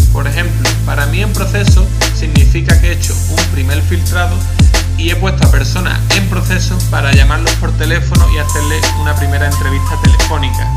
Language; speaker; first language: Spanish; native; Spanish